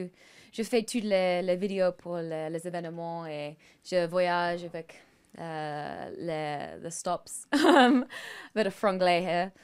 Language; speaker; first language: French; non-native, learner; English